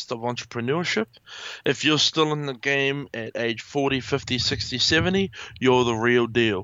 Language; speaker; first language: English; native; English